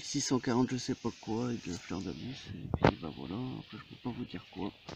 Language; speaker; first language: French; native; French